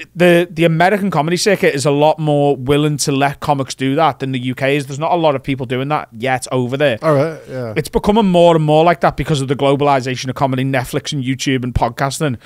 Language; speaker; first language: English; native; English